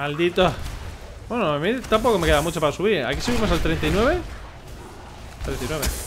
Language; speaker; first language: Spanish; native; Spanish